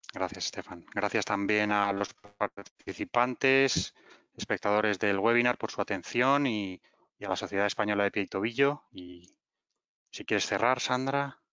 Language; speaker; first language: Spanish; native; Spanish